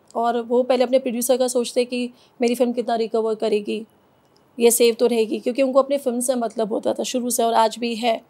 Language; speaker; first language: Hindi; native; Hindi